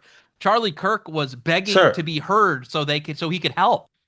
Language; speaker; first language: English; native; English